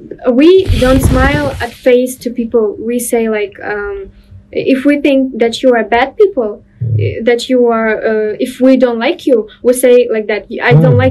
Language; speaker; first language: English; non-native, learner; Russian